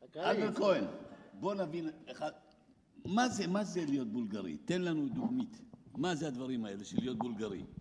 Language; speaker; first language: Hebrew; native; Hebrew